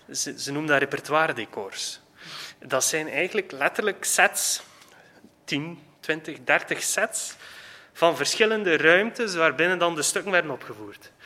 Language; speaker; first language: Dutch; native; Dutch